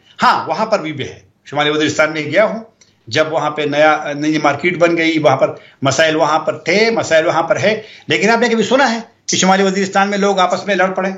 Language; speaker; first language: Urdu; non-native, local second language; Pashto